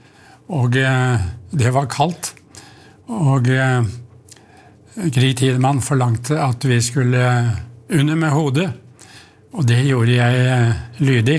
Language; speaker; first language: Norwegian; native; Norwegian